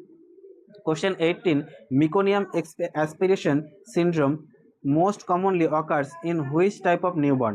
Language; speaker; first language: English; non-native, local second language; Bangla